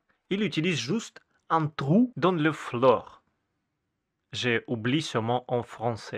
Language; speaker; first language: French; non-native, fluent; Russian